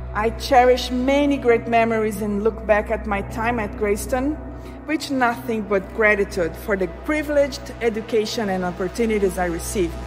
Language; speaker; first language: English; non-native, fluent; Portuguese